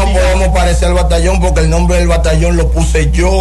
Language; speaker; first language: Spanish; native; Spanish